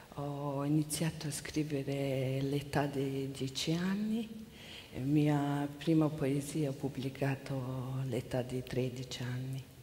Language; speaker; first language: Italian; non-native, learner; Mongolian